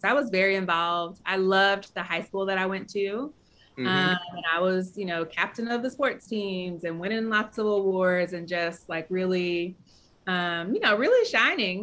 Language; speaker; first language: English; native; English